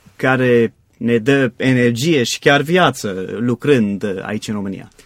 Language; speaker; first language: Romanian; non-native, fluent; English